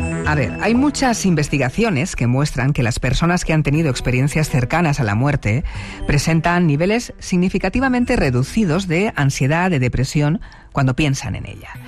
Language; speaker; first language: Spanish; native; Spanish